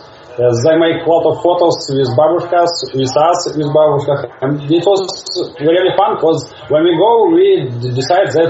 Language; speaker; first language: English; non-native, learner; Russian